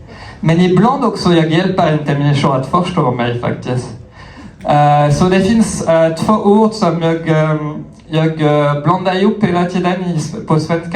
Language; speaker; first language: Swedish; non-native, fluent; French